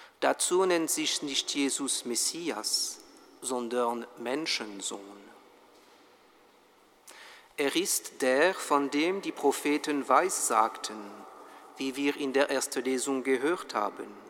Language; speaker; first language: German; non-native, fluent; French